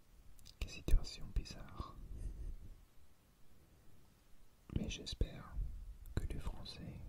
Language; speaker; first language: French; non-native, learner; English